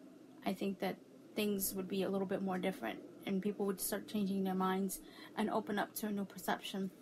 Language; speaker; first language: English; native; English